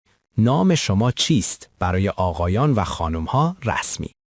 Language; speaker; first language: Persian; native; Persian